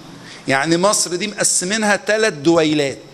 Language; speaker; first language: Arabic; native; Arabic